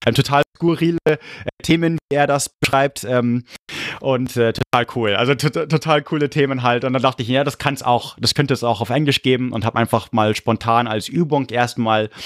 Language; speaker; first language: German; early bilingual, other home language; English